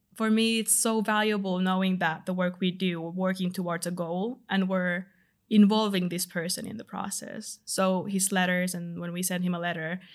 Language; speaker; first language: English; non-native, fluent; Finnish